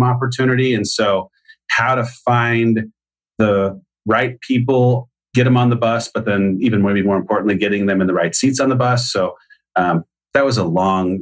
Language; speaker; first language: English; native; English